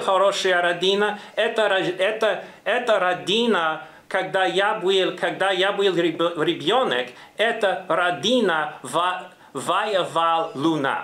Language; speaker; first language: Russian; non-native, learner; English